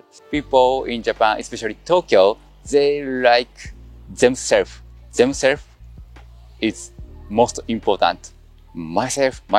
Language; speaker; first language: English; non-native, learner; Japanese